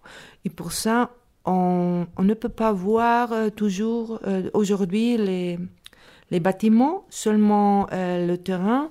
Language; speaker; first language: French; non-native, learner; Spanish